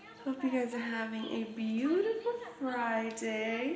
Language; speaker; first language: English; early bilingual, other home language; Spanish